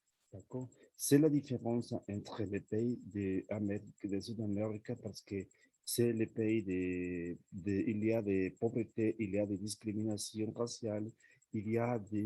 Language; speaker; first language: French; non-native, learner; Spanish